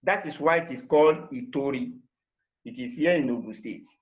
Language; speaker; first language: English; non-native, local second language; Yoruba